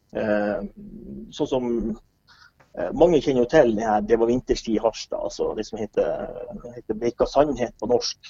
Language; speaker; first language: Norwegian; native; Norwegian